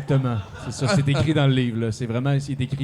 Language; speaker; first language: French; native; French